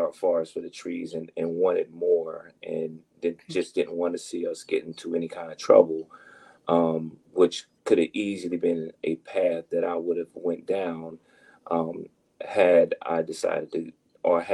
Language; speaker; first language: English; native; English